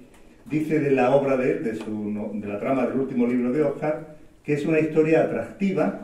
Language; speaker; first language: Spanish; native; Spanish